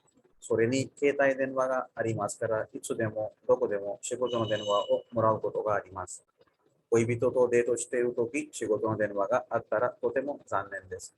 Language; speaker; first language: Japanese; non-native, fluent; Urdu